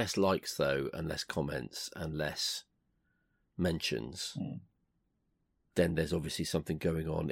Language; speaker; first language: English; native; English